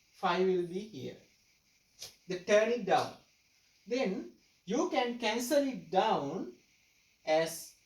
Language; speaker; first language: English; non-native, local second language; Sinhala